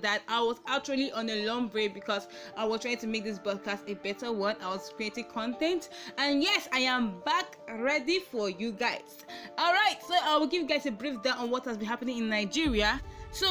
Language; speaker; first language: English; non-native, local second language; Igbo